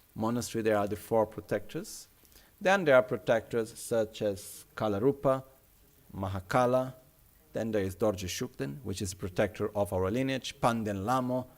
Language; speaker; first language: English; non-native, fluent; Italian